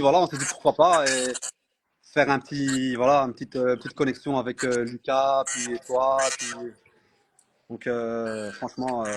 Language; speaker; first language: French; native; French